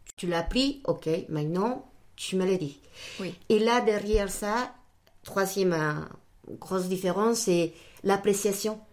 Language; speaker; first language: French; non-native, fluent; Spanish